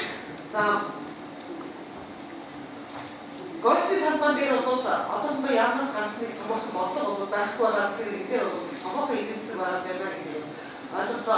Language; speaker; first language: Mongolian; native; Mongolian